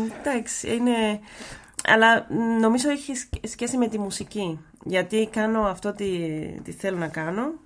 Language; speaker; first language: Greek; non-native, learner; Spanish